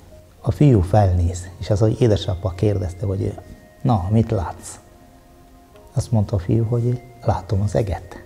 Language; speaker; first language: Hungarian; non-native, fluent; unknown